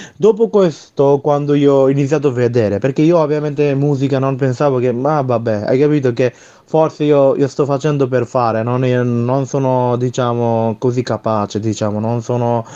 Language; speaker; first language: Italian; non-native, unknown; Bangla